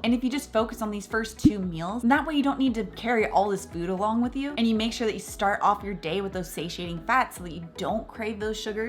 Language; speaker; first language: English; native; English